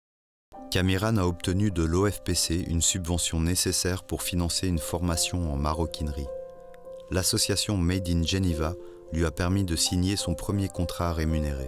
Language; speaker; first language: French; native; French